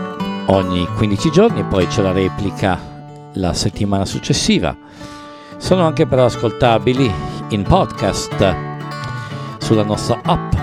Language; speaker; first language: Italian; native; Italian